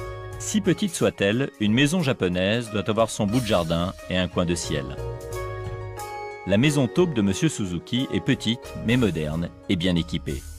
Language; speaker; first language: French; native; French